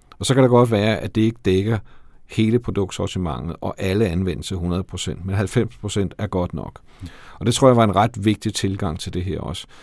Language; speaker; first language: Danish; native; Danish